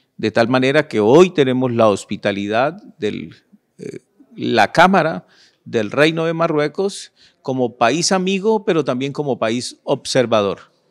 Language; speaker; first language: Spanish; native; Spanish